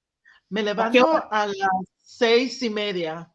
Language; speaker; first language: Spanish; non-native, learner; English